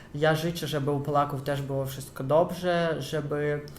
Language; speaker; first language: Polish; non-native, fluent; Ukrainian